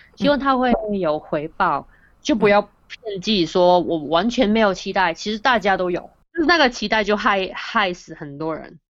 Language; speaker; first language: Chinese; non-native, fluent; Cantonese